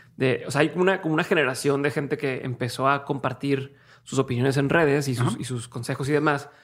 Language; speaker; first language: Spanish; native; Spanish